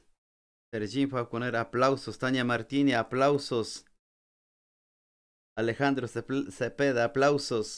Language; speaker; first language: Spanish; native; Spanish